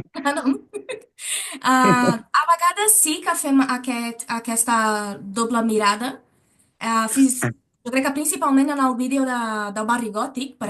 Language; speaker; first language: Catalan; non-native, learner; Portuguese